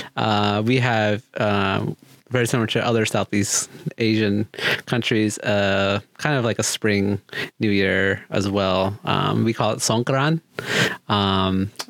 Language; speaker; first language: English; native; English